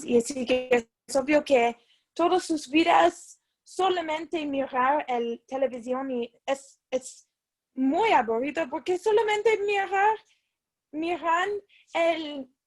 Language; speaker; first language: Spanish; non-native, learner; English